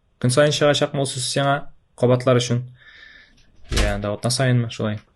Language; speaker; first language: Tatar; native; Tatar